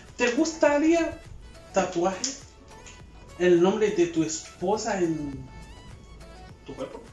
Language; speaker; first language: Spanish; non-native, learner; Haitian Creole